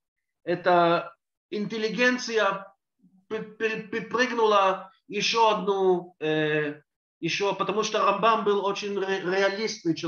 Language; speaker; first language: Russian; early bilingual, heritage; Russian